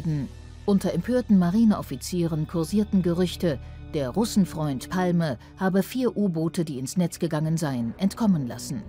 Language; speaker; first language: German; native; German